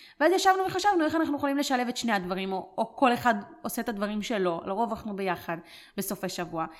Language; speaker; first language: Hebrew; native; Hebrew